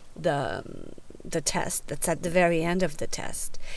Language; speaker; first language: English; native; English